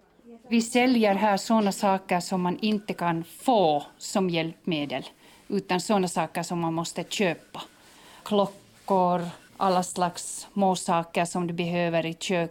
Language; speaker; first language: Swedish; non-native, fluent; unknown